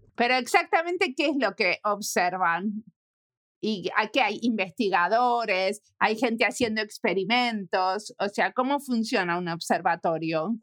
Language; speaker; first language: Spanish; native; Spanish